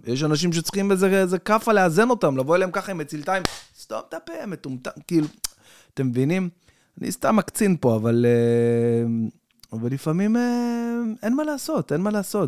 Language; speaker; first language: Hebrew; native; Hebrew